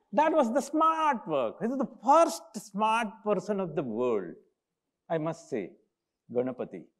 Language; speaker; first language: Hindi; non-native, local second language; Gujarati